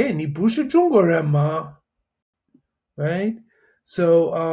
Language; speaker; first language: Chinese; non-native, fluent; English